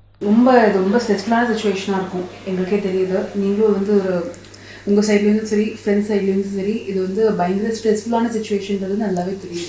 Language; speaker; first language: Tamil; native; Tamil